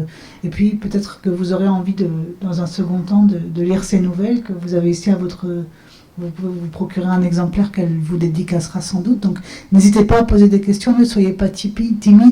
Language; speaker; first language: French; native; French